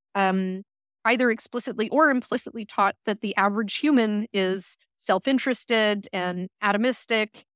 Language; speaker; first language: English; native; English